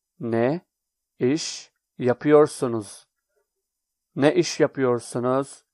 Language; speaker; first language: Turkish; non-native, fluent; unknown